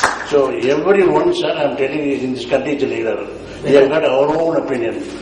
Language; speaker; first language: English; non-native, local second language; Tamil